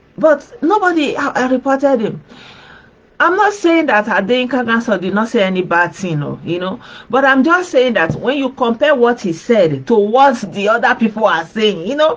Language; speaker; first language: Nigerian Pidgin; non-native, local second language; Igbo